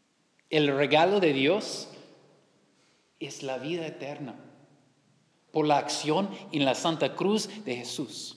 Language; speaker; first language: Spanish; non-native, learner; English